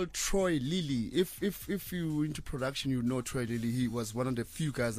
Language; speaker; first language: English; non-native, local second language; Southern Sotho